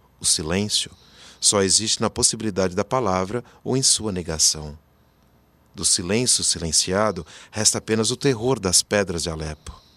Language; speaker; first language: Portuguese; native; Portuguese